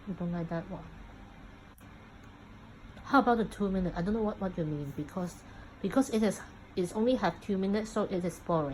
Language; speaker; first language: English; non-native, local second language; Cantonese